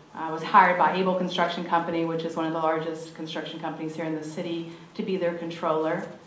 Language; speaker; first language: English; native; English